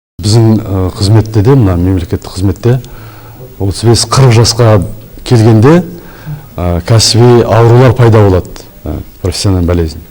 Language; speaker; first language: Kazakh; native; Kazakh